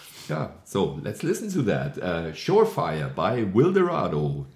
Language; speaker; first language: English; non-native, fluent; German